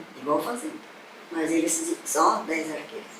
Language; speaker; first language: Portuguese; non-native, local second language; Japanese